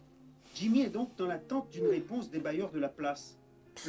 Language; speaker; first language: French; native; French